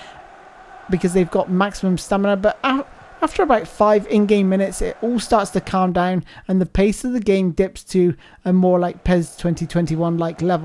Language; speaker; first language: English; native; English